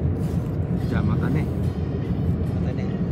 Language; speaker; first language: Japanese; non-native, learner; Filipino